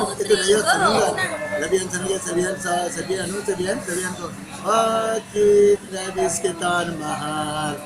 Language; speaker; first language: Filipino; non-native, learner; Persian